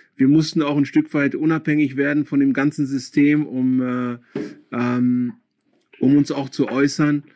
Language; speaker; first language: German; early bilingual, other home language; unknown